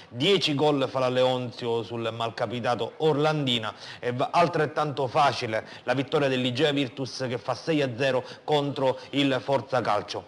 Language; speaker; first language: Italian; native; Italian